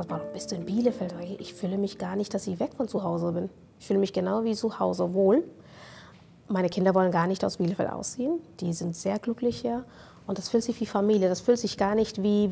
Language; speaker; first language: German; non-native, fluent; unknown